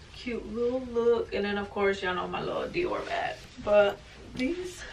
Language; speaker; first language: English; native; English